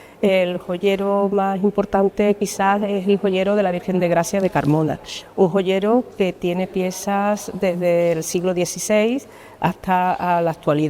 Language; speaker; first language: Spanish; native; Spanish